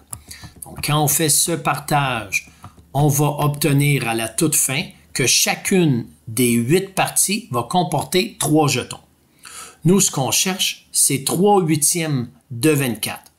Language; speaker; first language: French; native; French